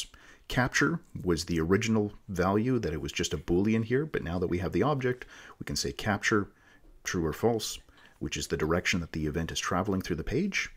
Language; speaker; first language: English; native; English